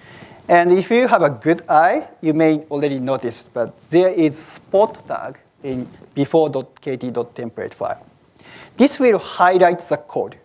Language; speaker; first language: English; non-native, fluent; Japanese